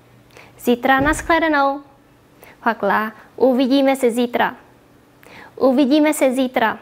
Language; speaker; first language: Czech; non-native, fluent; Vietnamese